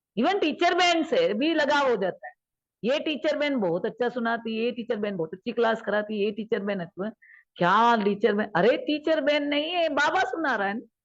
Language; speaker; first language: Hindi; native; Hindi